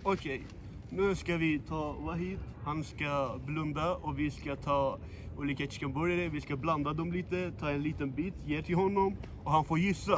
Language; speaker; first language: Swedish; early bilingual, other home language; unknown